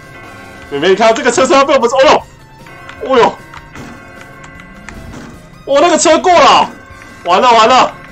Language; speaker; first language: Chinese; native; Chinese